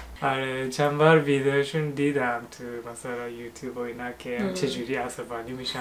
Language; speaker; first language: Persian; non-native, fluent; Japanese